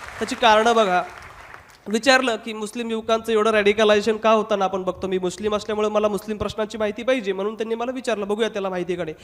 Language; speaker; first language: Marathi; non-native, local second language; Hindi